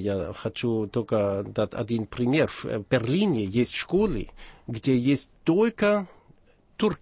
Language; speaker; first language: Russian; non-native, fluent; German